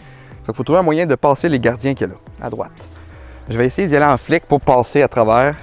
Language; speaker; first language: French; native; French